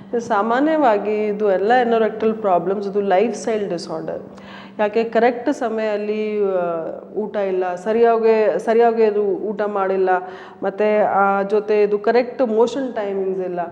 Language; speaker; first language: Kannada; non-native, learner; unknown